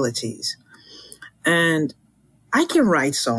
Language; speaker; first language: English; non-native, local second language; Yoruba